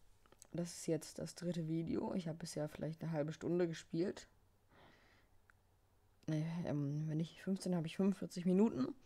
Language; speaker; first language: German; native; German